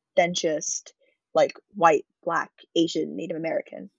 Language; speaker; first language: English; early bilingual, other home language; Arabic